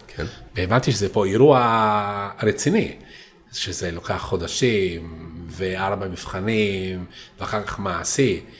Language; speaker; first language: Hebrew; non-native, fluent; Italian